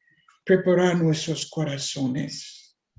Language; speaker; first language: Spanish; non-native, fluent; English